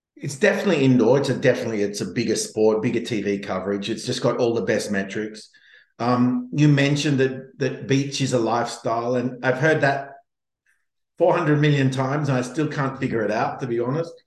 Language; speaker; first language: English; native; English